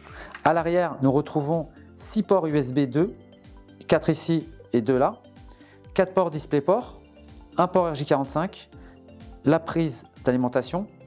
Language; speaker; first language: French; native; French